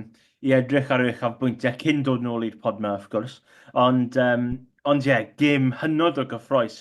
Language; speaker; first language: Welsh; non-native, local second language; English